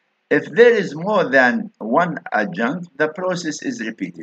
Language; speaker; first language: English; non-native, fluent; Arabic